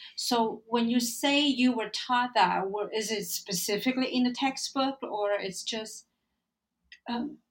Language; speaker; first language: English; non-native, fluent; Chinese